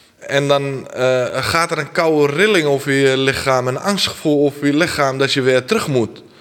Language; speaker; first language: Dutch; early bilingual, other home language; Armenian